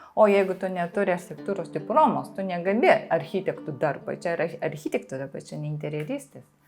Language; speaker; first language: Lithuanian; non-native, fluent; Japanese